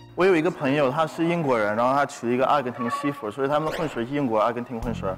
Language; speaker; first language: Chinese; non-native, fluent; English